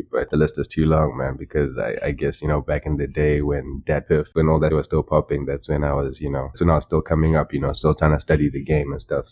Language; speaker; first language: English; non-native, local second language; Shona